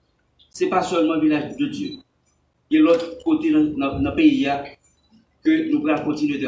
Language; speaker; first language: French; non-native, local second language; Haitian Creole